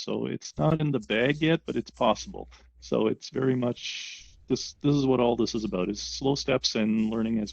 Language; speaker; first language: English; native; English